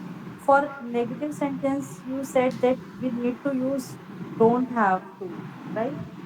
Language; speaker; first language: English; non-native, learner; Hindi